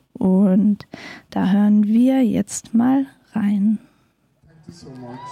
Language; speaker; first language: German; native; German